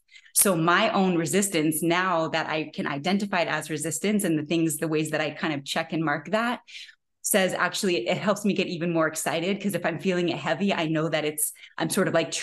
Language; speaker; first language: English; native; English